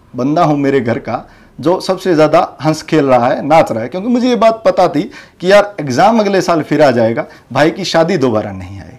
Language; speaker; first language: Hindi; native; Hindi